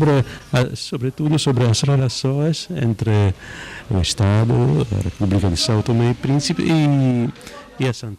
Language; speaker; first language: Portuguese; non-native, fluent; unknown